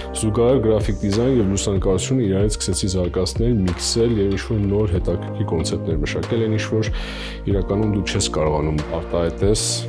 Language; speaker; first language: Armenian; early bilingual, heritage; Armenian